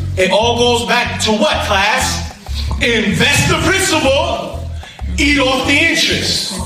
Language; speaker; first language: English; native; English